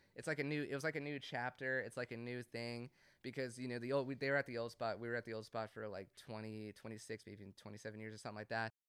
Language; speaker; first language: English; native; English